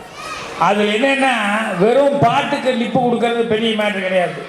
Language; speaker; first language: Tamil; native; Tamil